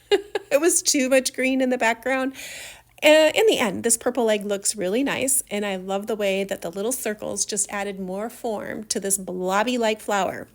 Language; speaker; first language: English; native; English